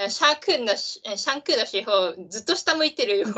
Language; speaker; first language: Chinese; non-native, learner; Japanese